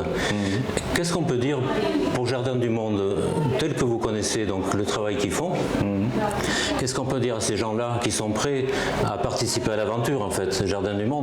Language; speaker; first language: French; native; French